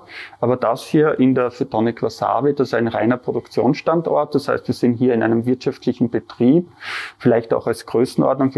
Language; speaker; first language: German; native; German